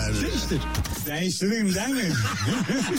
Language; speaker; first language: Turkish; native; Turkish